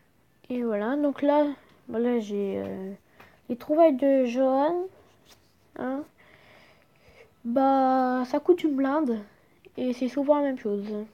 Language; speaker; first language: French; native; French